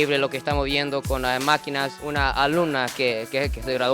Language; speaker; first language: Spanish; non-native, fluent; Japanese